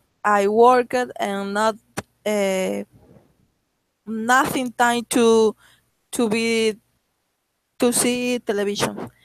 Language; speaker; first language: English; non-native, learner; Spanish